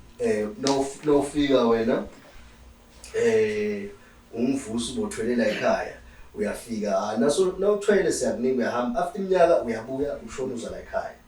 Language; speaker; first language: Zulu; native; Zulu